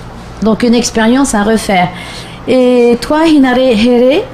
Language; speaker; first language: French; native; French